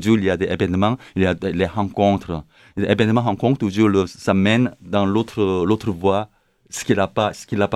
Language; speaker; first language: French; non-native, learner; Korean